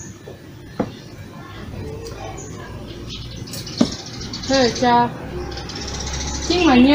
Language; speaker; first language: Chinese; non-native, learner; Indonesian